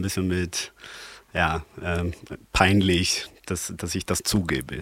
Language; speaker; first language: German; non-native, fluent; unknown